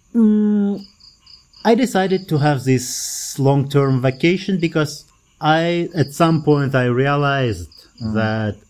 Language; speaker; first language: English; non-native, fluent; Kazakh